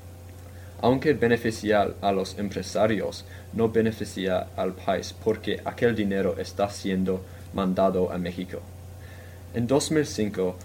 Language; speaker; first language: Spanish; non-native, fluent; English